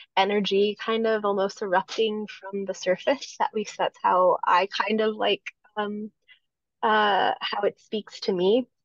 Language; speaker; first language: English; native; English